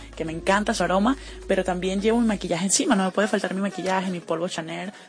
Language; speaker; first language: Spanish; native; Spanish